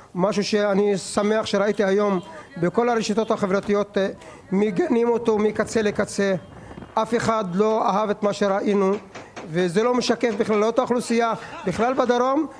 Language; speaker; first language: Hebrew; non-native, local second language; Arabic